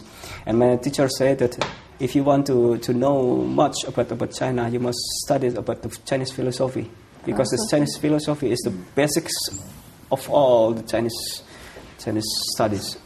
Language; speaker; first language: English; non-native, fluent; Indonesian